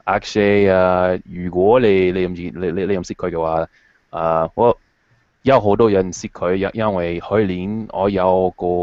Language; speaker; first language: Cantonese; non-native, fluent; English